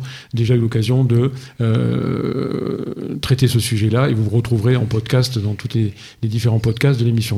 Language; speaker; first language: French; native; French